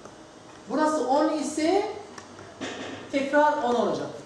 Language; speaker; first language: Turkish; non-native, learner; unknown